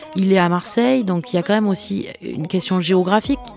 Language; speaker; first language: French; native; French